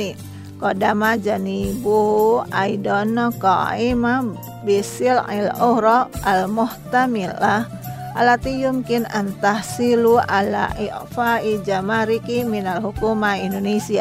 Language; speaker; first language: Arabic; non-native, learner; Indonesian